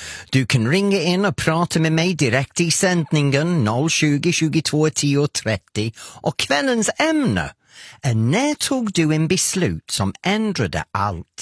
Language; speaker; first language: Swedish; non-native, fluent; English